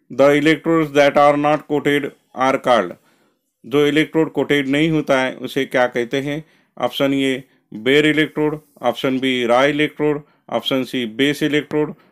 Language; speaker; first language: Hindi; non-native, local second language; Marathi